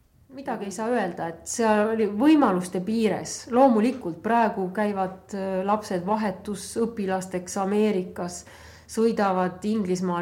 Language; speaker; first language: Estonian; native; Estonian